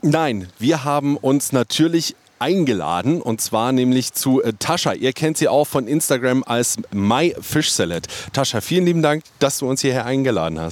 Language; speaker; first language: German; native; German